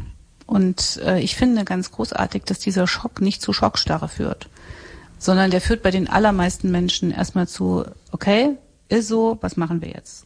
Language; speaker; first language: German; native; German